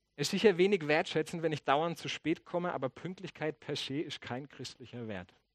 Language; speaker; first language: German; native; German